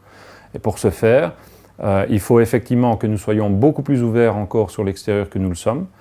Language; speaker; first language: French; native; French